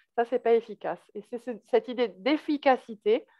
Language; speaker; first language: French; native; French